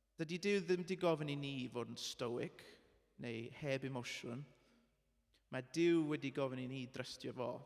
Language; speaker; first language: Welsh; non-native, local second language; English